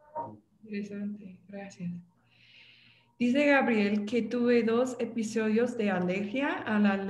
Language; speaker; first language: Spanish; non-native, fluent; English